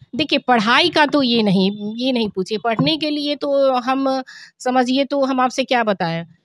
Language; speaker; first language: Hindi; native; Hindi